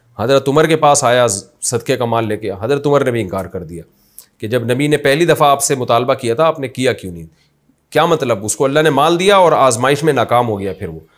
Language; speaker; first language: Urdu; native; Urdu